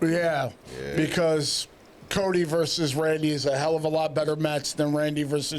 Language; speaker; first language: English; native; English